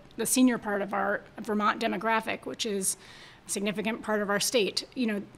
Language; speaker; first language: English; native; English